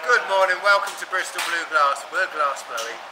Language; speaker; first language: English; native; English